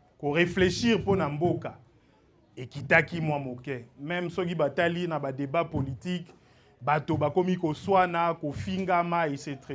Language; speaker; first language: Lingala; native; Lingala